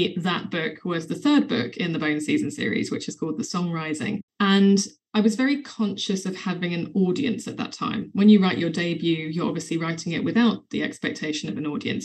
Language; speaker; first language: English; native; English